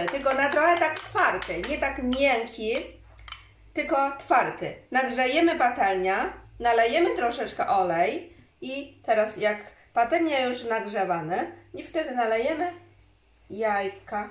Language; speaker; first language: Polish; non-native, learner; Chinese